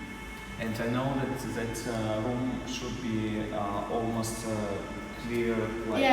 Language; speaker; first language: English; non-native, learner; Russian